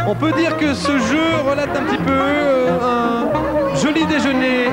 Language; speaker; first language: French; native; French